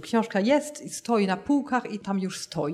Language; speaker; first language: Polish; non-native, fluent; German